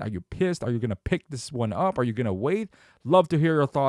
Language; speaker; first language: English; native; English